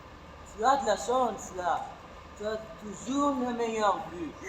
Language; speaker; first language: French; non-native, learner; Arabic